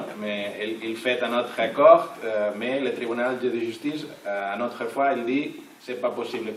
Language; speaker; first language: French; non-native, learner; Catalan